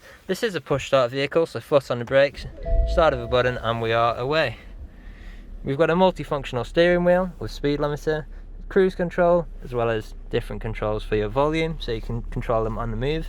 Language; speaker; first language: English; native; English